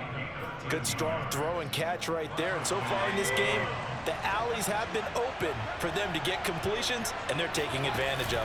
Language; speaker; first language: English; native; English